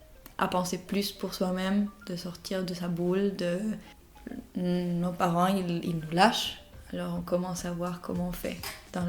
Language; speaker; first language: French; non-native, fluent; Spanish